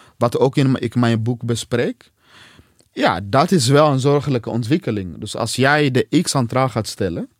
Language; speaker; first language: Dutch; non-native, fluent; Swahili